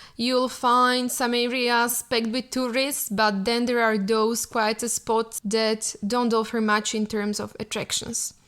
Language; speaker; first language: English; non-native, fluent; Slovak